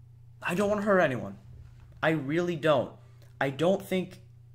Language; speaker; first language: English; native; English